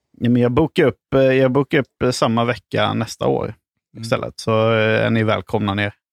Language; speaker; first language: Swedish; native; Swedish